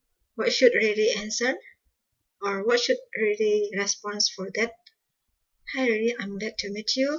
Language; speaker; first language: English; non-native, fluent; Indonesian